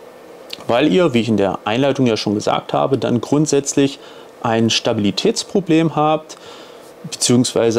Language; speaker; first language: German; native; German